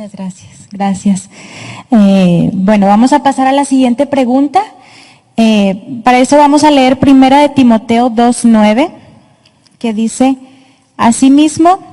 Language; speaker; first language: Spanish; non-native, fluent; English